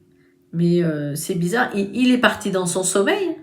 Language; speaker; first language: French; native; French